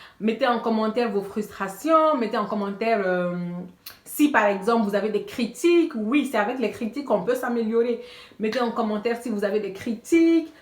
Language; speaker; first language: French; non-native, local second language; Bambara